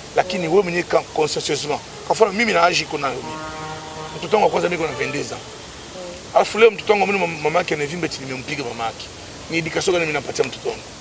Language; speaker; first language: Swahili; non-native, local second language; Lingala